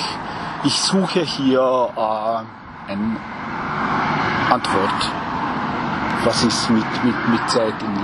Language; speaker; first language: German; non-native, learner; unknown